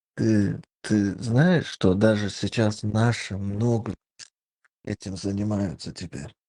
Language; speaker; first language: Russian; native; Russian